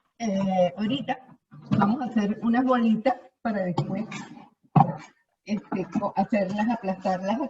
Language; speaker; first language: Spanish; native; Spanish